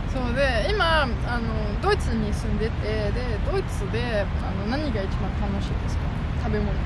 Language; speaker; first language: Japanese; non-native, fluent; German